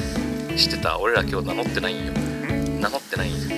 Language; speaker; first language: Japanese; native; Japanese